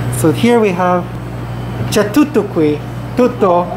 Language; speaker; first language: Italian; non-native, learner; English